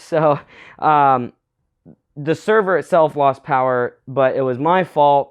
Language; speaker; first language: English; native; English